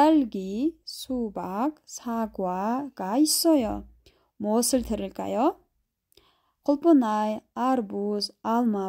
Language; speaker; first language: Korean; non-native, fluent; Kyrgyz